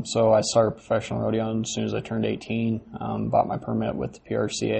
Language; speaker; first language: English; native; English